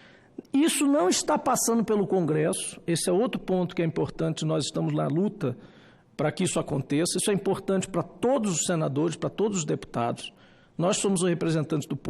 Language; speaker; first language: Portuguese; native; Portuguese